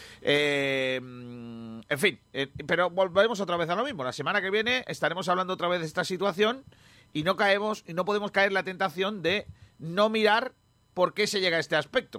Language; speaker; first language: Spanish; native; Spanish